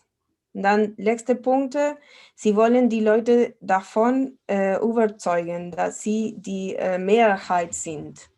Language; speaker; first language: German; non-native, fluent; Spanish